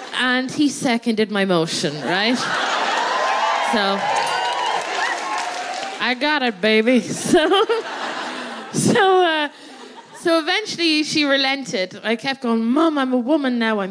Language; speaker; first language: English; native; English